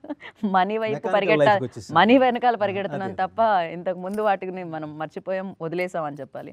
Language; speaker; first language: Telugu; native; Telugu